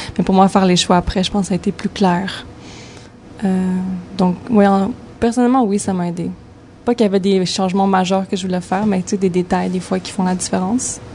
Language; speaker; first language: French; native; French